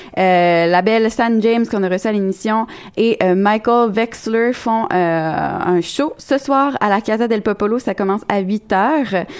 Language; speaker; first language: French; native; French